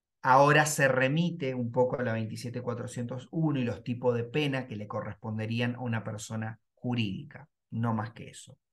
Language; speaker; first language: Spanish; native; Spanish